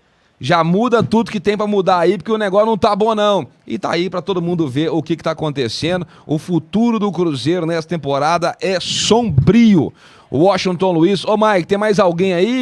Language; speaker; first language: Portuguese; native; Portuguese